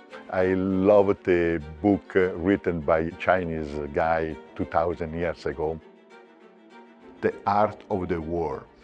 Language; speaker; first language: English; non-native, fluent; Italian